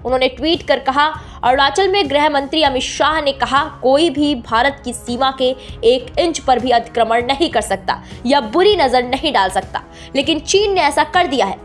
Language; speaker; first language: Hindi; native; Hindi